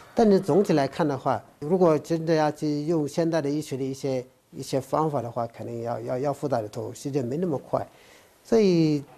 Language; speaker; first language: Chinese; non-native, fluent; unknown